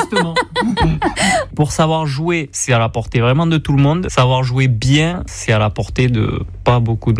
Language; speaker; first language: French; native; French